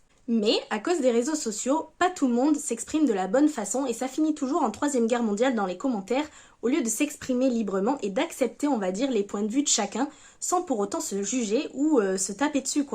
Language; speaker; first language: French; native; French